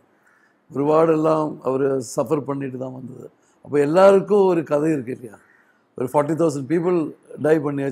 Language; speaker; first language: Tamil; non-native, learner; Malayalam